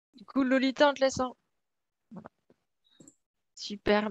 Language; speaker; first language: French; native; French